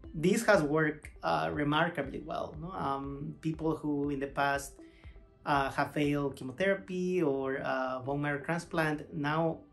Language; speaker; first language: English; non-native, fluent; Spanish